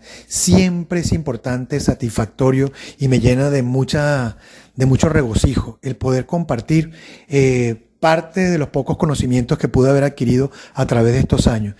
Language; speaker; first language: Spanish; native; Spanish